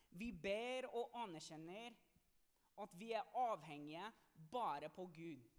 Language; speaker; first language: Norwegian; non-native, fluent; English